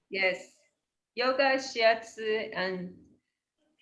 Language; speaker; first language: English; non-native, learner; Japanese